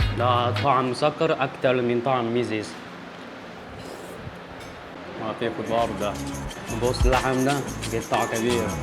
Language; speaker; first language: Arabic; non-native, fluent; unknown